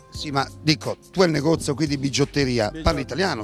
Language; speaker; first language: Italian; native; Italian